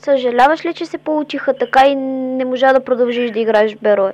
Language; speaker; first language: Bulgarian; native; Bulgarian